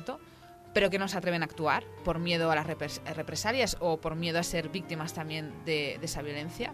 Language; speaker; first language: Spanish; native; Spanish